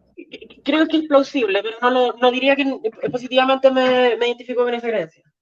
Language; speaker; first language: Spanish; native; Spanish